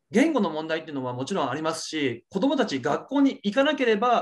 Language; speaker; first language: Japanese; native; Japanese